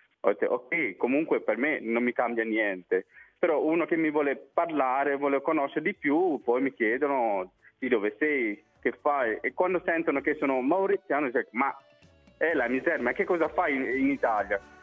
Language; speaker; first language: Italian; non-native, fluent; Morisyen